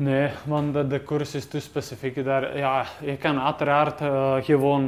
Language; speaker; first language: Dutch; non-native, fluent; Czech